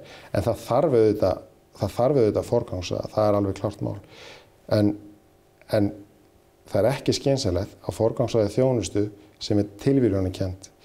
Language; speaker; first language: Icelandic; native; Icelandic